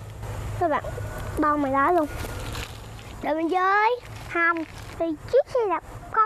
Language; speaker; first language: Vietnamese; native; Vietnamese